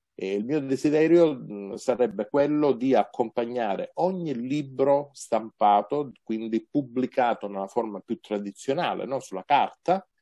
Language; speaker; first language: Italian; native; Italian